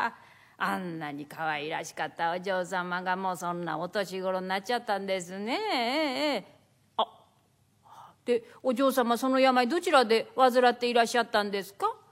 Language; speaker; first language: Japanese; native; Japanese